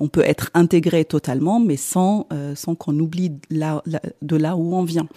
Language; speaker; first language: French; non-native, local second language; Arabic